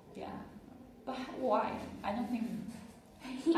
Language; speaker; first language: English; non-native, learner; Chinese